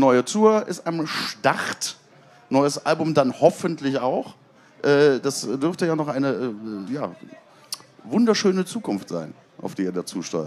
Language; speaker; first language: German; native; German